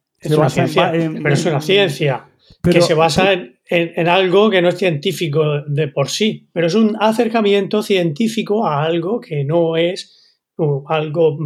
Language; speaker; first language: Spanish; native; Spanish